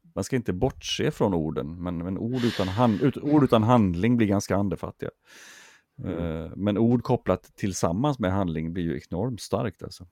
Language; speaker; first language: Swedish; native; Swedish